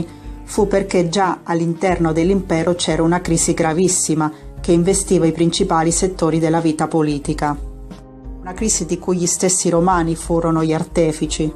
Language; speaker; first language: Italian; native; Italian